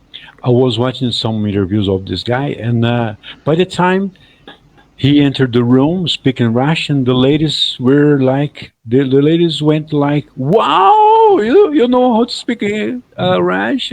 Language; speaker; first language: English; non-native, fluent; Portuguese